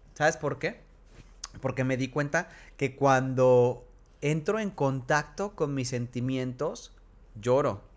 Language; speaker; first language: Spanish; native; Spanish